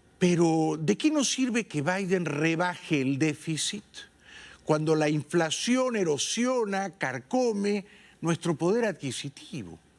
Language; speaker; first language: Spanish; native; Spanish